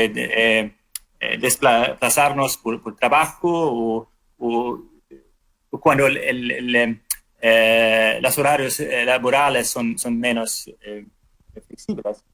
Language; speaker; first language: Spanish; non-native, fluent; Swedish